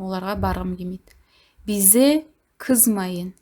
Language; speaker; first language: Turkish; non-native, fluent; Kazakh